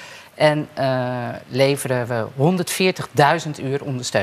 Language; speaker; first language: Dutch; native; Dutch